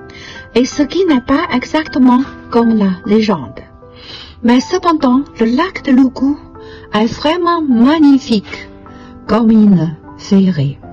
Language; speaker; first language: French; non-native, fluent; Chinese